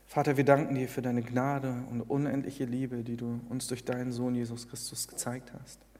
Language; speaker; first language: German; early bilingual, other home language; Korean